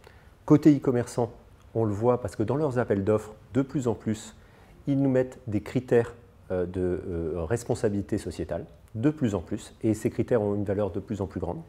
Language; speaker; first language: French; native; French